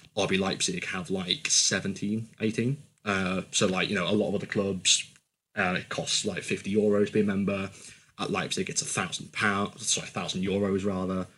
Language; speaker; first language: English; native; English